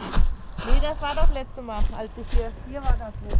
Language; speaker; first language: German; native; German